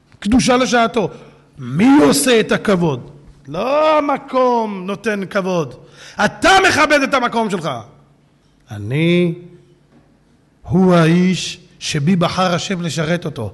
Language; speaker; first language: Hebrew; native; Hebrew